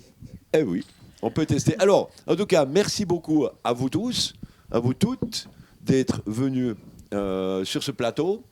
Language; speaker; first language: French; native; French